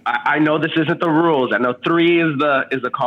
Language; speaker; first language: English; early bilingual, other home language; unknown